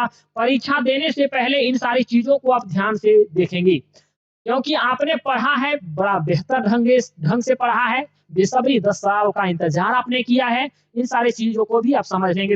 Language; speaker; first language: Hindi; native; Hindi